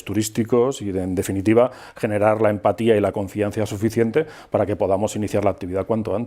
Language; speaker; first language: Spanish; native; Spanish